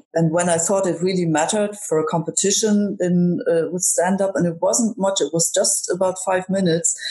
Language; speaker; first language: English; non-native, fluent; German